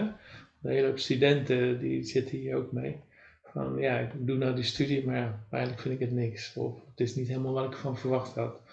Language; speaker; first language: Dutch; native; Dutch